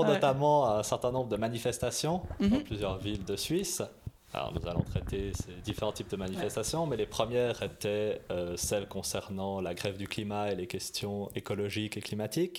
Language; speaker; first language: French; native; French